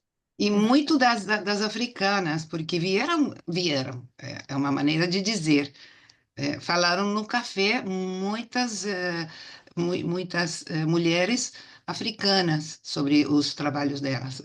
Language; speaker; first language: Portuguese; non-native, fluent; Spanish